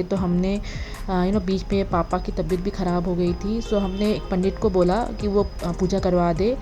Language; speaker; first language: Hindi; native; Hindi